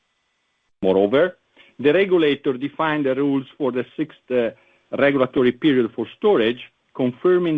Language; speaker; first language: English; non-native, fluent; Italian